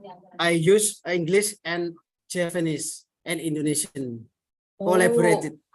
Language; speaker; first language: English; non-native, learner; Indonesian